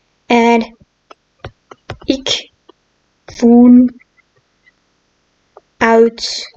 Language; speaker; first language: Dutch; non-native, learner; French